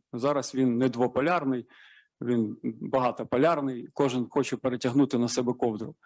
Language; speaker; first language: Ukrainian; native; Ukrainian